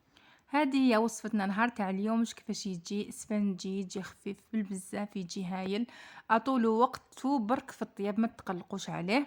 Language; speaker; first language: Arabic; native; Arabic